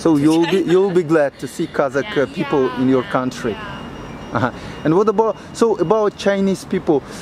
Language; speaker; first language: English; non-native, fluent; Russian